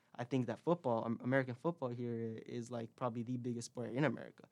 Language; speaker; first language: English; early bilingual, other home language; Spanish